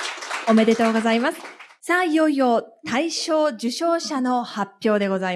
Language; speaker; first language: Japanese; native; Japanese